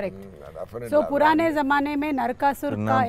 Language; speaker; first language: Telugu; native; Telugu